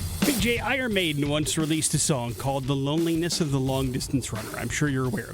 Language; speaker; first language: English; native; English